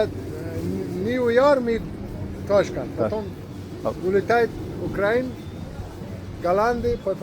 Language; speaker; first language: Russian; non-native, learner; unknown